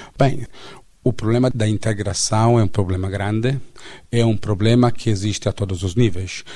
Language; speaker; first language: Portuguese; non-native, fluent; Italian